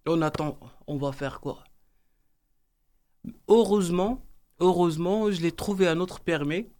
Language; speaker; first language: French; non-native, learner; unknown